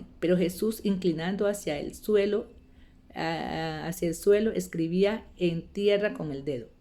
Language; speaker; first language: Spanish; native; Spanish